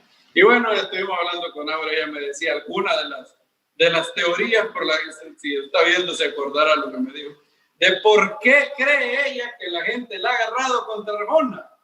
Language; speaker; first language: Spanish; native; Spanish